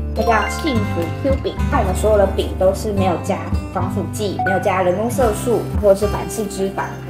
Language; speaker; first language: Chinese; native; Chinese